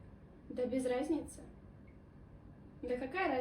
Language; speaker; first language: Russian; non-native, local second language; Uzbek